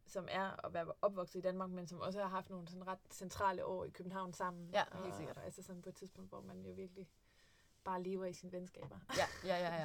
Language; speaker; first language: Danish; native; Danish